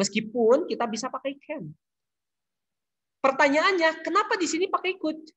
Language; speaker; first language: Indonesian; native; Indonesian